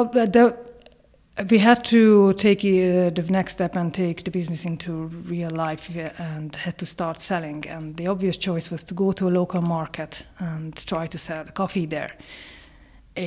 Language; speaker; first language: English; non-native, fluent; Hungarian